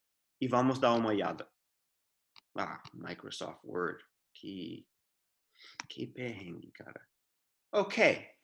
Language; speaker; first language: Portuguese; non-native, fluent; English